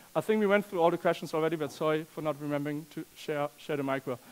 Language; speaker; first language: English; non-native, fluent; German